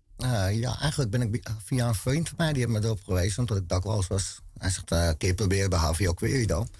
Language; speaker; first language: Dutch; native; Dutch